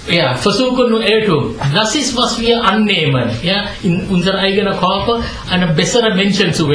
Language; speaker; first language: German; non-native, fluent; Sinhala